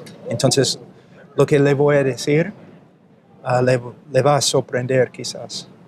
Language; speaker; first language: Spanish; non-native, fluent; English